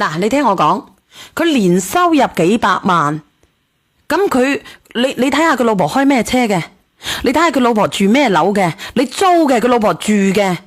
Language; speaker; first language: Cantonese; native; Cantonese